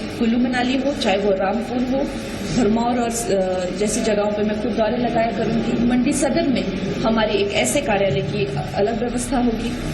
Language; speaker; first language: Hindi; native; Hindi